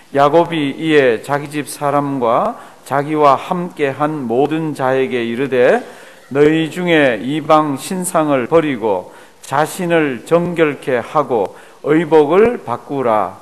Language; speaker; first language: Korean; native; Korean